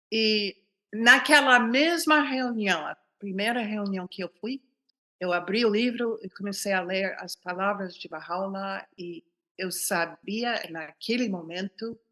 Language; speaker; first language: Portuguese; non-native, fluent; English